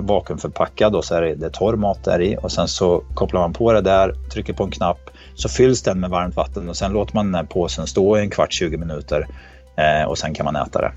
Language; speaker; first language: Swedish; native; Swedish